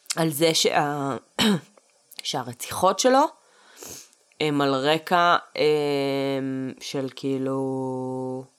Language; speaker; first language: Hebrew; early bilingual, other home language; Russian